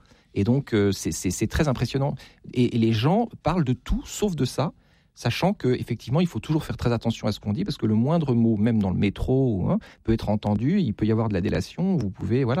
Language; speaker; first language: French; native; French